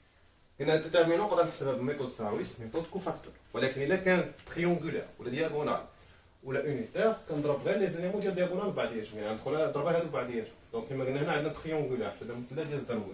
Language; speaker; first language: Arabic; native; Arabic